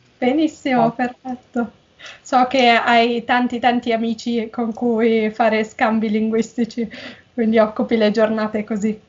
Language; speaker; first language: Italian; native; Italian